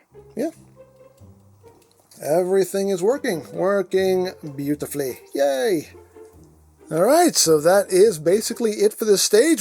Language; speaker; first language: English; native; English